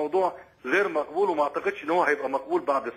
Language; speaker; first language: Arabic; native; Arabic